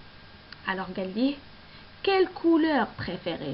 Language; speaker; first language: French; non-native, local second language; Arabic